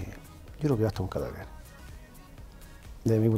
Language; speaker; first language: Spanish; native; Spanish